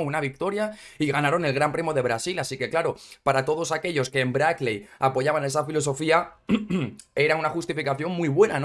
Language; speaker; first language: Spanish; native; Spanish